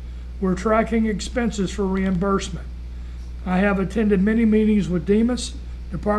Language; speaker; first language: English; native; English